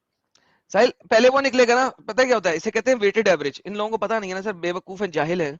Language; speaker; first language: Hindi; native; Hindi